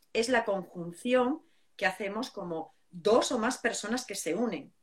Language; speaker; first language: Spanish; native; Spanish